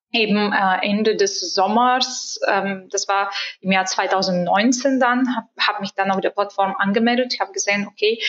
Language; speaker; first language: German; non-native, fluent; Bulgarian